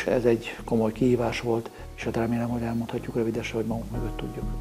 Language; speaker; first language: Hungarian; native; Hungarian